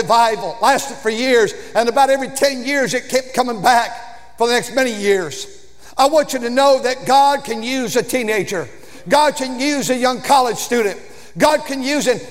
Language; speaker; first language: English; native; English